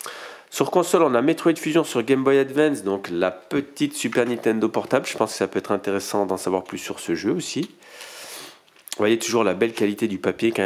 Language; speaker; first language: French; native; French